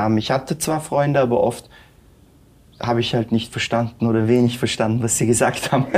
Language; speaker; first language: German; early bilingual, other home language; Turkish